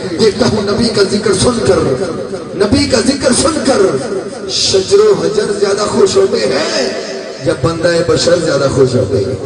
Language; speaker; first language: Urdu; non-native, local second language; Punjabi